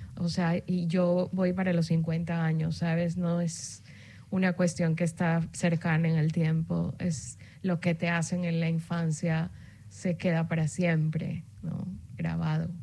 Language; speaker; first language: Spanish; native; Spanish